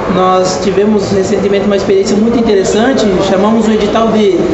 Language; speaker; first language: Portuguese; native; Portuguese